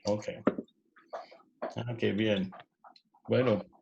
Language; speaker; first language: Spanish; non-native, fluent; English